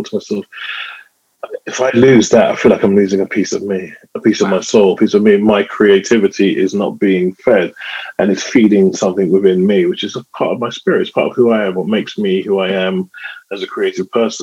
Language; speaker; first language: English; native; English